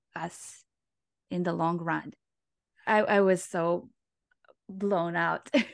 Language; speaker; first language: English; non-native, fluent; Japanese